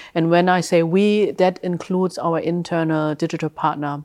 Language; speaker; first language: English; early bilingual, other home language; German